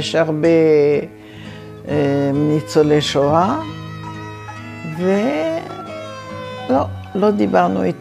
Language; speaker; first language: Hebrew; non-native, fluent; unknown